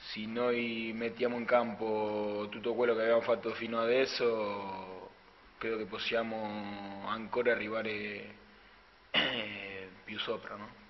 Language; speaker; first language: Italian; non-native, fluent; Spanish